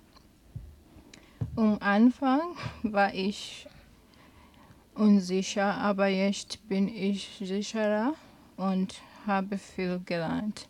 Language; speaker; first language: German; non-native, learner; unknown